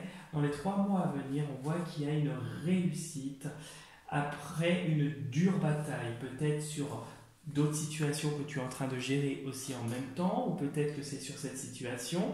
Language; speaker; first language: French; native; French